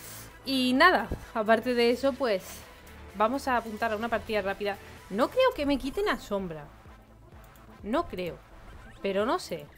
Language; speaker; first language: Spanish; native; Spanish